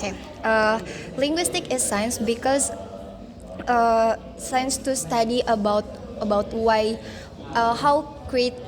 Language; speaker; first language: English; non-native, learner; Indonesian